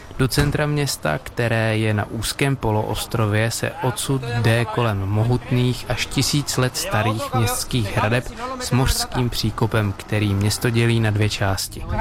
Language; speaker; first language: Czech; native; Czech